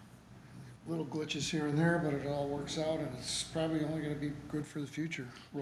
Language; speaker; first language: English; native; English